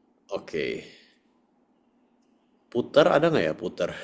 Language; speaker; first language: Indonesian; native; Indonesian